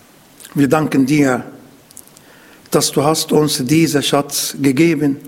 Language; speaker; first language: German; non-native, learner; Arabic